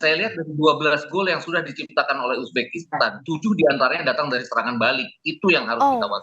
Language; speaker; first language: Indonesian; native; Indonesian